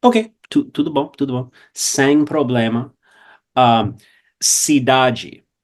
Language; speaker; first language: Portuguese; non-native, fluent; English